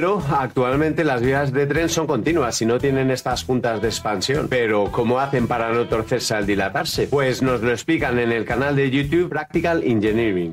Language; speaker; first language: Spanish; native; Spanish